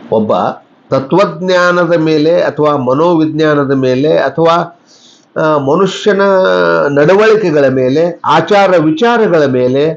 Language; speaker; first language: Kannada; native; Kannada